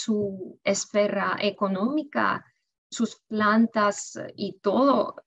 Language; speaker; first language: Spanish; non-native, fluent; Russian